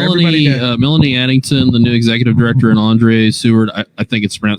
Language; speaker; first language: English; native; English